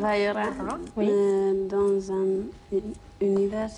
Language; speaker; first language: French; non-native, learner; Hungarian